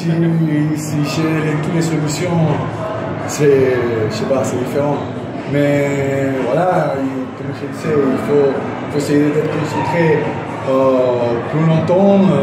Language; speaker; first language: French; non-native, fluent; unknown